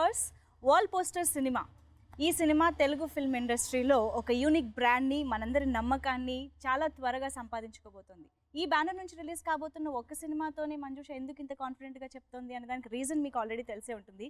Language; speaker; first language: Telugu; native; Telugu